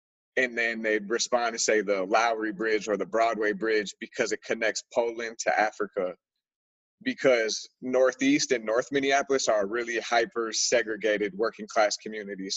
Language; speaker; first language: English; native; English